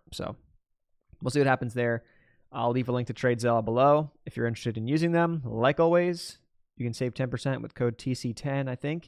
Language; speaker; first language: English; native; English